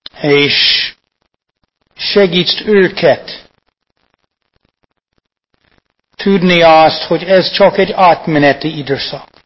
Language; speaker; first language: Hungarian; non-native, fluent; English